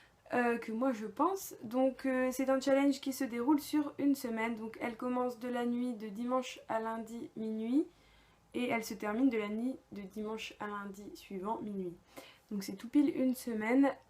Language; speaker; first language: French; native; French